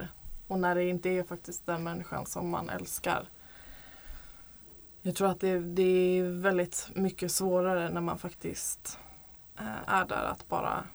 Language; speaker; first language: Swedish; native; Swedish